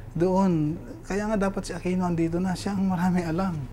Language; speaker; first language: Filipino; non-native, local second language; Cebuano